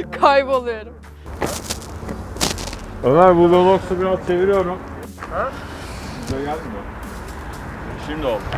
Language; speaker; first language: Turkish; native; Turkish